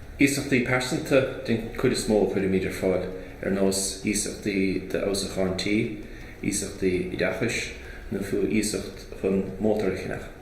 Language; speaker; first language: Irish; native; Irish